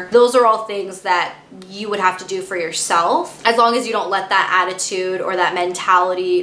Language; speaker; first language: English; native; English